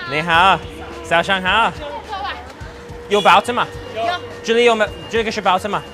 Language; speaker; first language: Chinese; non-native, learner; English